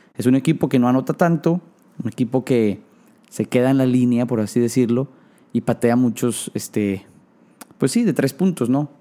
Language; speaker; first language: Spanish; native; Spanish